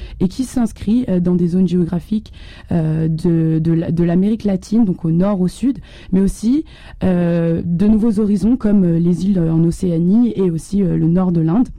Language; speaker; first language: French; native; French